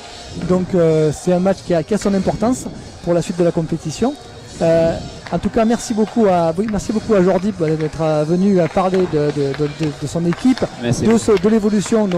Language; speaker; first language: French; native; French